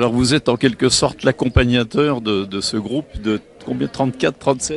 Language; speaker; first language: French; native; French